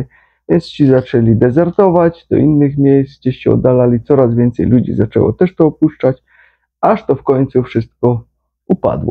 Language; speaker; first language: Polish; native; Polish